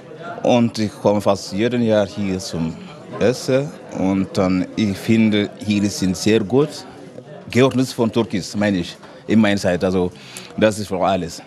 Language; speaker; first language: German; non-native, learner; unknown